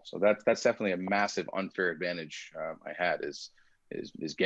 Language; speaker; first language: English; early bilingual, other home language; Persian